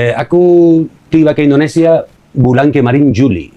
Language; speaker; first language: Indonesian; non-native, learner; Spanish